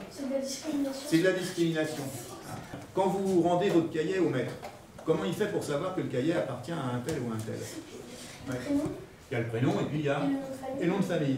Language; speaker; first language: French; native; French